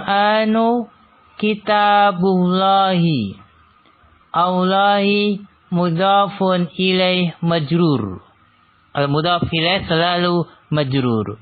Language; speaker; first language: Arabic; non-native, fluent; Indonesian